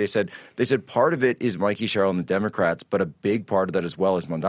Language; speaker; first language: English; native; English